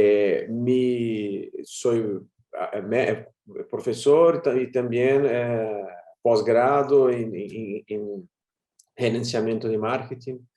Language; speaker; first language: Spanish; non-native, learner; Portuguese